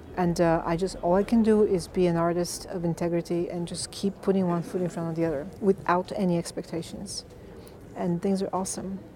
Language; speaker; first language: English; non-native, fluent; Bulgarian